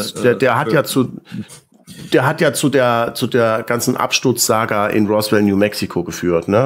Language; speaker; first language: German; native; German